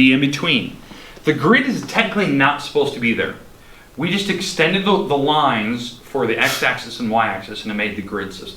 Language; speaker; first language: English; native; English